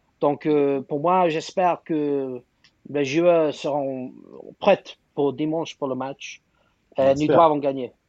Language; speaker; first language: French; non-native, fluent; English